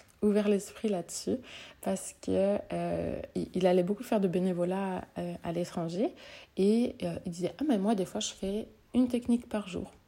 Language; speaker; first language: French; native; French